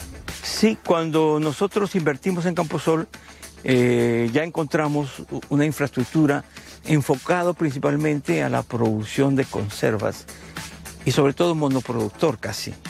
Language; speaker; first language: Spanish; native; Spanish